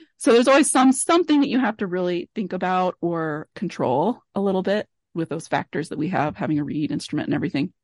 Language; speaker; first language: English; native; English